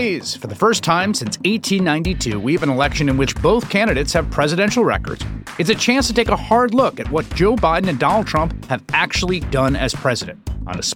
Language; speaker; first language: English; native; English